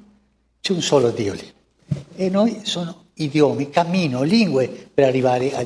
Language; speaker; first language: Italian; non-native, fluent; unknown